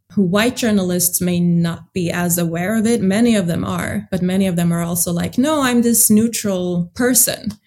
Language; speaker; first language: English; early bilingual, other home language; Swedish